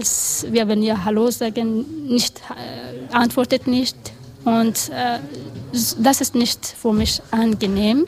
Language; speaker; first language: German; non-native, learner; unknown